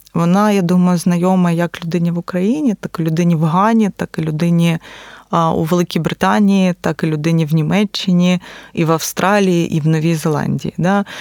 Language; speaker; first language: Ukrainian; native; Ukrainian